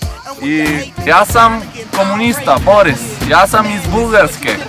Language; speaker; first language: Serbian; non-native, learner; Bulgarian